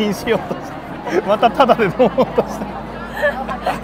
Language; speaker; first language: Japanese; native; Japanese